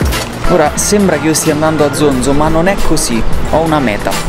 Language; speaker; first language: Italian; native; Italian